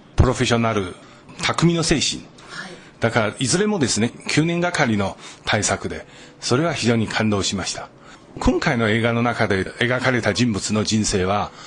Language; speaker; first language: Japanese; non-native, fluent; Chinese